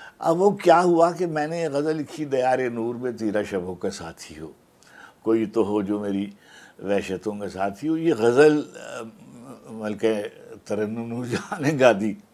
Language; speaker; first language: Urdu; native; Urdu